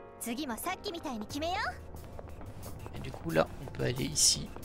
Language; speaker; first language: French; native; French